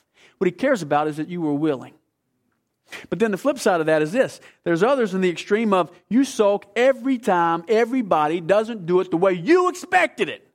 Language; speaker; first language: English; native; English